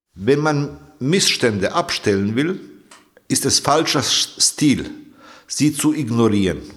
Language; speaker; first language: German; native; German